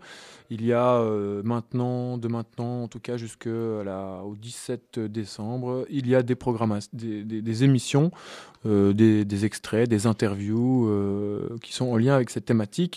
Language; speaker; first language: French; native; French